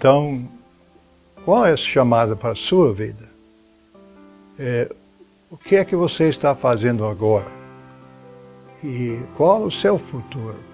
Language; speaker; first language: Portuguese; non-native, fluent; English